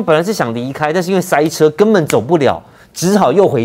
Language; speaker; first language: Chinese; native; Chinese